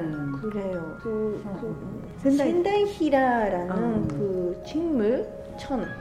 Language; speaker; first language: Korean; non-native, fluent; Japanese